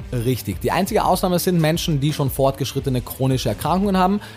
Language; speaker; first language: German; native; German